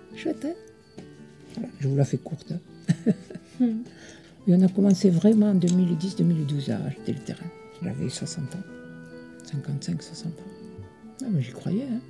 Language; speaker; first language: French; early bilingual, other home language; Italian